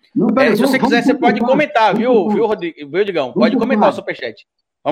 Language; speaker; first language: Portuguese; native; Portuguese